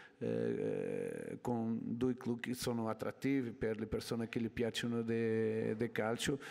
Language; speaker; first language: Italian; non-native, learner; Portuguese